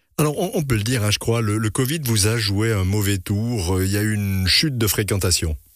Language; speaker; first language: French; native; French